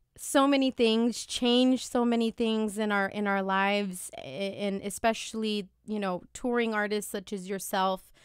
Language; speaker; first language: English; early bilingual, other home language; Spanish